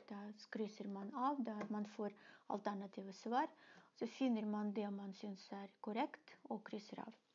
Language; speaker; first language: Norwegian; non-native, fluent; Russian